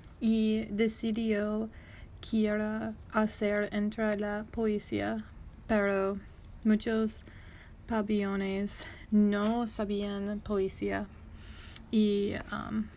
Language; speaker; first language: Spanish; non-native, learner; English